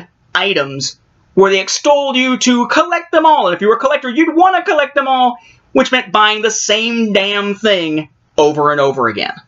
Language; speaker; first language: English; native; English